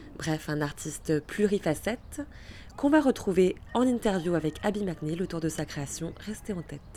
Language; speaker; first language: French; native; French